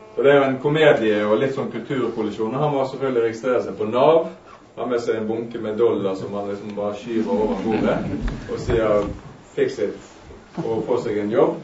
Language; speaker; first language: Norwegian; native; Norwegian